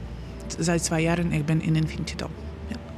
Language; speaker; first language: German; non-native, learner; Ukrainian